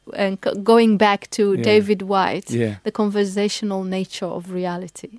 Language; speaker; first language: English; non-native, local second language; Somali